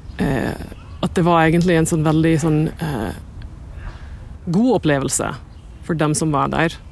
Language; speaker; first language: Norwegian; non-native, fluent; English